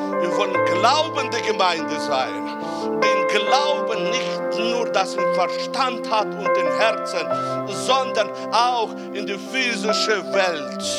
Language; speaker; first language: German; non-native, fluent; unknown